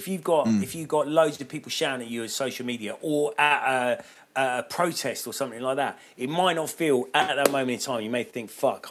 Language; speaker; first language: English; native; English